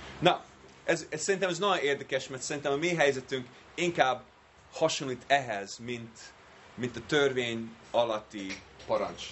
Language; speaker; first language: Hungarian; non-native, fluent; English